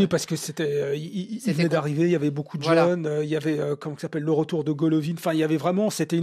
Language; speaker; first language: French; native; French